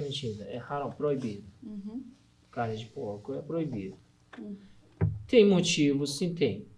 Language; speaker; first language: Portuguese; non-native, learner; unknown